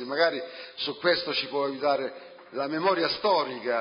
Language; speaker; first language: Italian; native; Italian